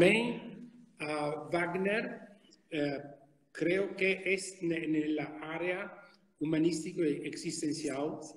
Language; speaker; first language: Spanish; non-native, fluent; Italian